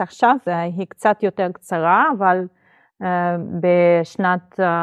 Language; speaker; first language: Hebrew; non-native, fluent; Russian